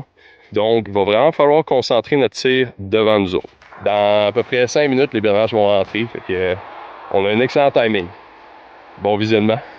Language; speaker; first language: French; native; French